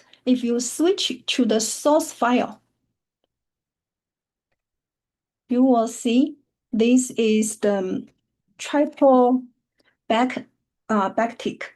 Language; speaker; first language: English; non-native, fluent; Chinese